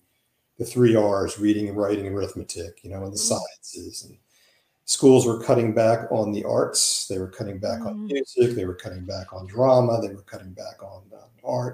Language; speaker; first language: English; native; English